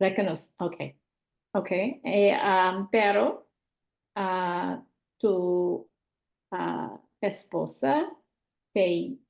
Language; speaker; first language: Spanish; non-native, learner; English